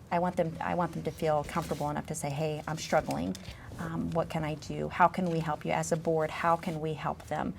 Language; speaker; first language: English; native; English